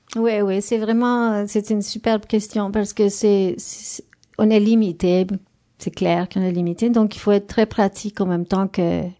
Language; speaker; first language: French; non-native, fluent; Spanish